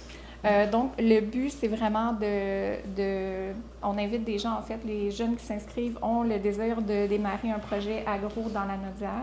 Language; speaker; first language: French; native; French